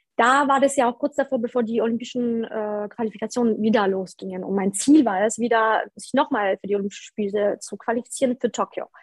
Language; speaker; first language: German; early bilingual, other home language; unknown